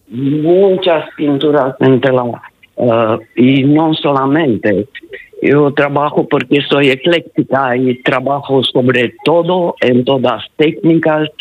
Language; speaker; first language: Spanish; non-native, learner; Italian